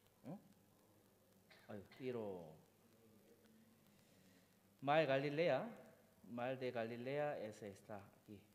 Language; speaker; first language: Spanish; non-native, learner; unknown